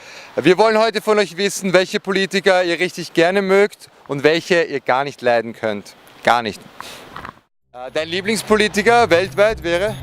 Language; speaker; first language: German; native; German